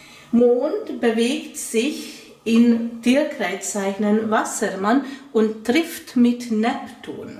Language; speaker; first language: German; non-native, fluent; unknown